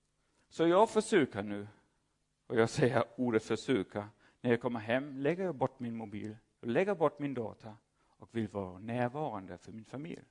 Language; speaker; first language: Swedish; non-native, fluent; German